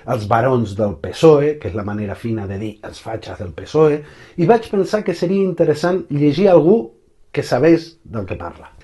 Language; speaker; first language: Catalan; early bilingual, other home language; Spanish